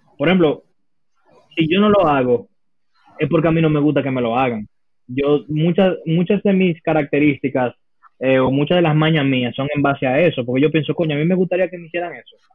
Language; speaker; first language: Spanish; early bilingual, heritage; Spanish